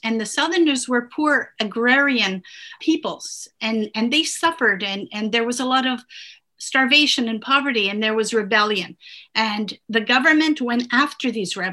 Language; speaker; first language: English; non-native, fluent; Italian